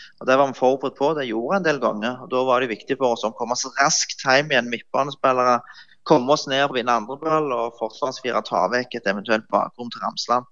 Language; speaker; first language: Norwegian; native; Norwegian